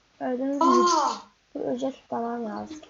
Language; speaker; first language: Turkish; native; Turkish